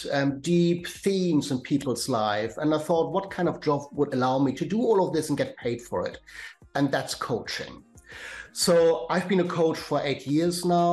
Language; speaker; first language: English; non-native, fluent; German